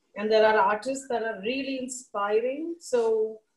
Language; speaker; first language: English; non-native, local second language; Hindi